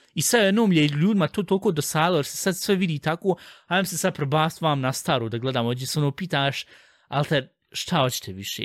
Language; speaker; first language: Bosnian; early bilingual, heritage; Bosnian